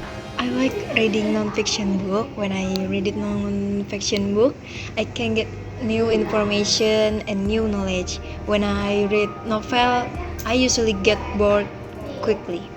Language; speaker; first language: English; non-native, learner; Indonesian